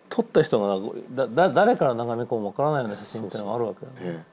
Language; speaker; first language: Japanese; native; Japanese